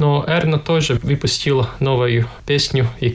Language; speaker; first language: Russian; non-native, local second language; Latvian